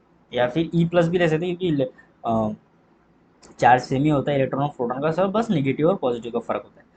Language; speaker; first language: Hindi; native; Hindi